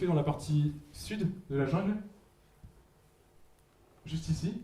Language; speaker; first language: French; native; French